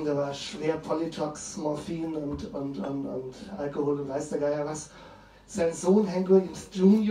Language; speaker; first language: German; native; German